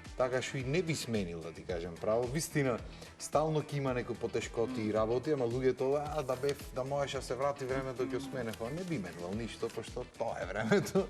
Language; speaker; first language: Macedonian; native; Macedonian